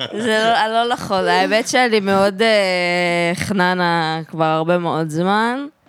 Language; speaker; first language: Hebrew; native; Hebrew